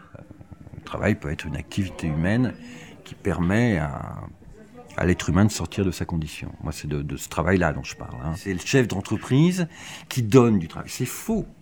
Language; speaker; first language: French; native; French